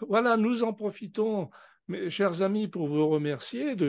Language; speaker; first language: French; native; French